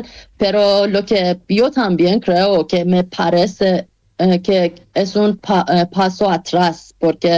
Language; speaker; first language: Spanish; non-native, fluent; Persian